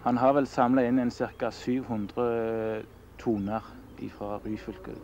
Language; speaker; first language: Norwegian; native; Norwegian